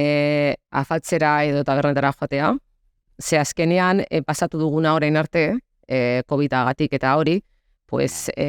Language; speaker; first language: Basque; non-native, local second language; Spanish